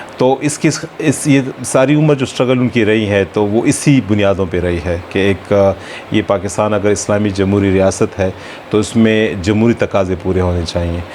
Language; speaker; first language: Urdu; non-native, local second language; Pashto